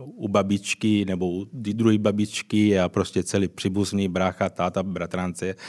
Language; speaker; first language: Czech; non-native, fluent; Italian